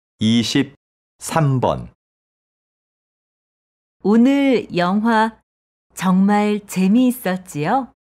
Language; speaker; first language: Korean; non-native, fluent; Arabic